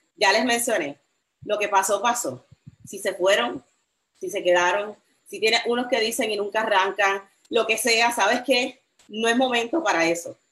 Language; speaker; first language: Spanish; native; Spanish